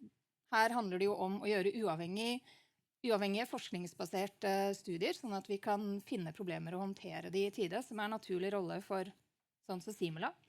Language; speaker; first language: Norwegian; native; Norwegian